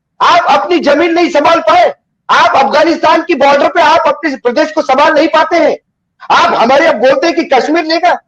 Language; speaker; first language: Hindi; native; Hindi